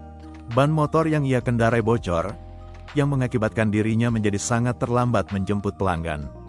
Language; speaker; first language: Indonesian; native; Indonesian